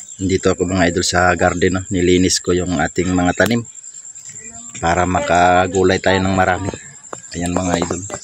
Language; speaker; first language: Filipino; non-native, local second language; Cebuano